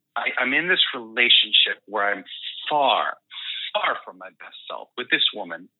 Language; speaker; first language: English; early bilingual, other home language; Spanish